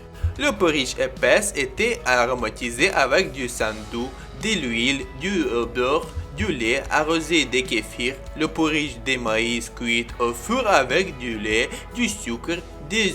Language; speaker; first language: French; non-native, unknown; Ukrainian